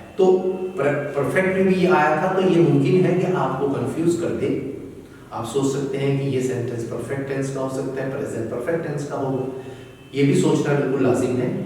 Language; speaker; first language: Hindi; native; Hindi